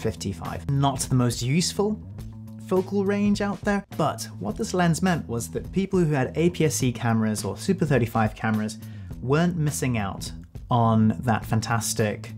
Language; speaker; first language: English; native; English